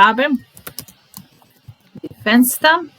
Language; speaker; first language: German; non-native, fluent; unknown